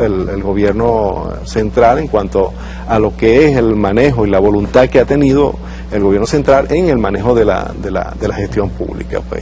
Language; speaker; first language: Spanish; native; Spanish